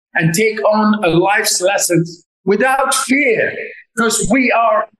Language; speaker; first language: English; non-native, fluent; Dutch